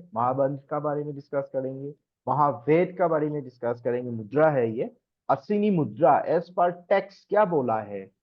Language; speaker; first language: Hindi; non-native, local second language; Assamese